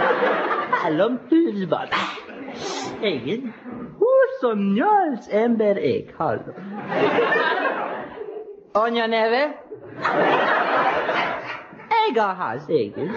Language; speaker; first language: Hungarian; non-native, learner; Russian